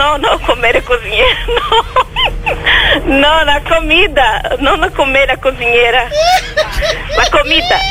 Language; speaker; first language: Spanish; non-native, learner; Portuguese